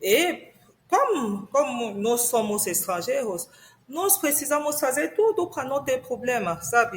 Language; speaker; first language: Portuguese; non-native, fluent; French